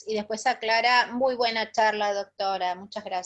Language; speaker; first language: Spanish; native; Spanish